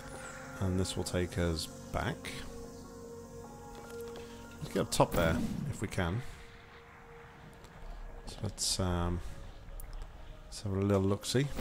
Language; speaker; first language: English; native; English